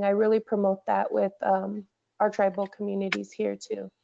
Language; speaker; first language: English; native; English